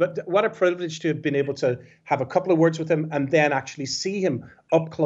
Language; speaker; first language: English; native; English